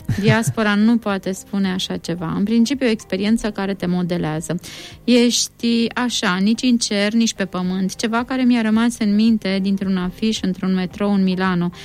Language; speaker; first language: Romanian; native; Romanian